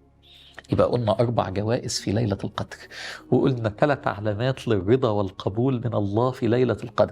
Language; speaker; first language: Arabic; native; Arabic